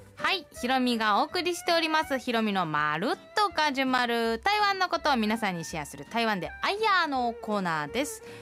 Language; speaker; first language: Japanese; non-native, fluent; Chinese